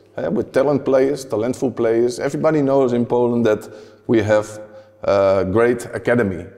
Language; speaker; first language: English; non-native, fluent; Dutch